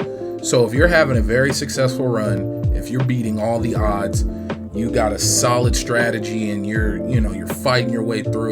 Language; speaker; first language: English; native; English